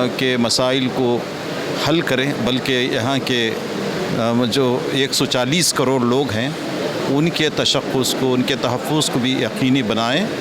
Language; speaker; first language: Urdu; native; Urdu